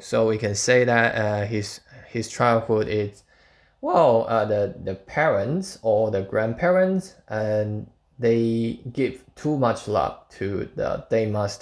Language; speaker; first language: English; non-native, fluent; Chinese